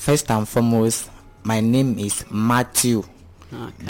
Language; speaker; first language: English; non-native, local second language; Yoruba